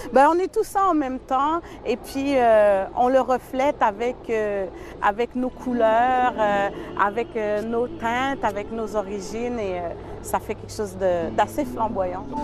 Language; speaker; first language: French; native; French